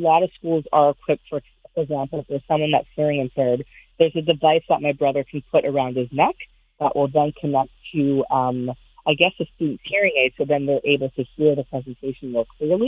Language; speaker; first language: English; native; English